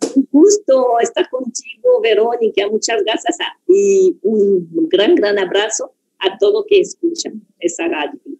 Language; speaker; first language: Spanish; non-native, fluent; French